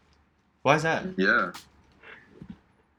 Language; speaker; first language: English; non-native, fluent; Spanish